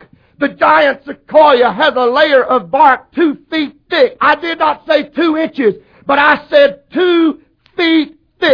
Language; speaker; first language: English; native; English